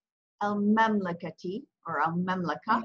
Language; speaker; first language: Arabic; non-native, fluent; English